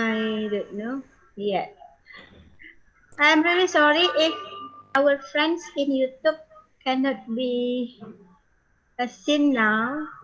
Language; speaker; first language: English; non-native, fluent; Indonesian